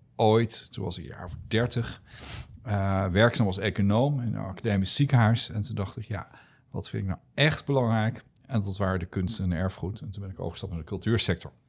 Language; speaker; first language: Dutch; native; Dutch